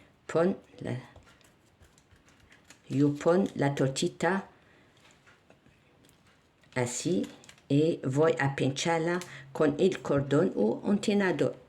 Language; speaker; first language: Spanish; non-native, learner; Arabic